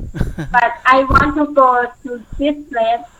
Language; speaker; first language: English; non-native, learner; Thai